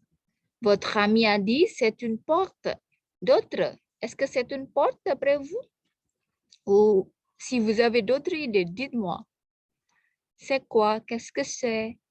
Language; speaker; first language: French; non-native, fluent; Indonesian